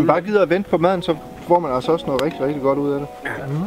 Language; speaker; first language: Danish; native; Danish